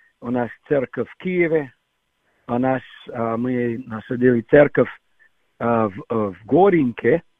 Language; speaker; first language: Russian; non-native, fluent; English